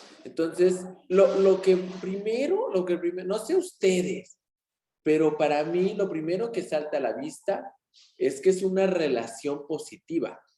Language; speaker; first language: Spanish; native; Spanish